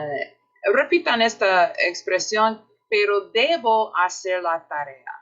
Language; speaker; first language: Spanish; non-native, fluent; English